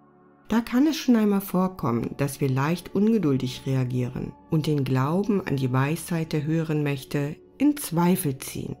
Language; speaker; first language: German; native; German